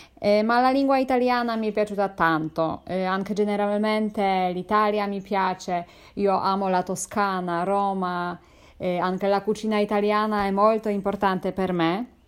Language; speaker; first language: Italian; non-native, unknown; Polish